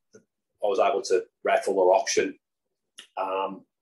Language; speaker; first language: English; native; English